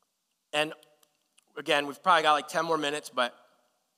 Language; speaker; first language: English; native; English